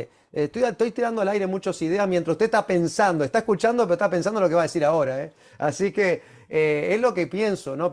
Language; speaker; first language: Spanish; native; Spanish